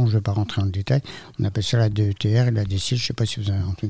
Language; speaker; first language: French; native; French